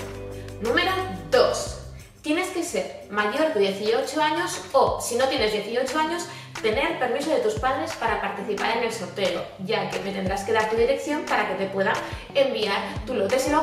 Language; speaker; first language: Spanish; native; Spanish